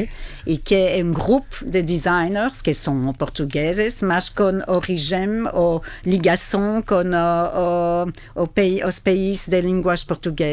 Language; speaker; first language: Portuguese; non-native, fluent; French